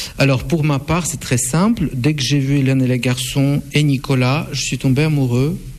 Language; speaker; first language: French; non-native, fluent; Russian